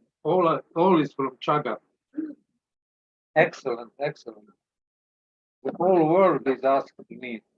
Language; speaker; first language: English; non-native, learner; Serbian